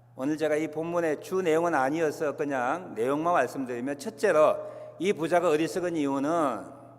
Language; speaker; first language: Korean; native; Korean